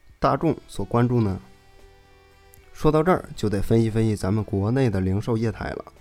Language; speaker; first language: Chinese; native; Chinese